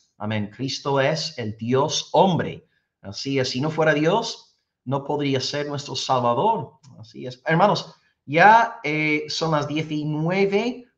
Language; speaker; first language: Spanish; non-native, fluent; English